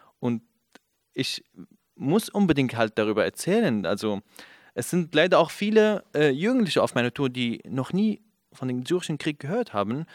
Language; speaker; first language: German; non-native, fluent; Kurdish